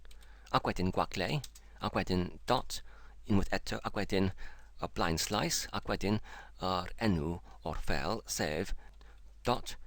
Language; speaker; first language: Welsh; non-native, learner; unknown